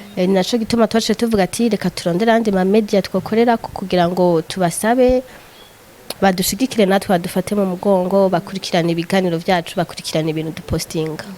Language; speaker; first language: Rundi; native; Rundi